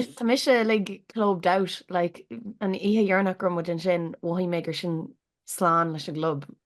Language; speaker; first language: Irish; native; Irish